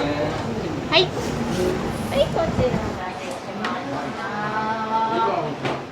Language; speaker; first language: Japanese; native; Japanese